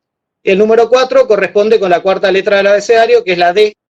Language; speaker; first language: Spanish; native; Spanish